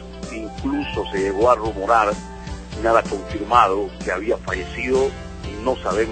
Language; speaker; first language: Spanish; native; Spanish